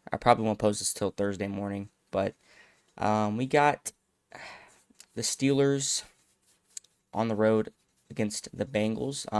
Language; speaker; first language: English; native; English